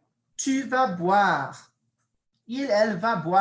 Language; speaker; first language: French; non-native, fluent; English